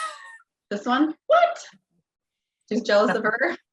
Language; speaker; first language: English; native; English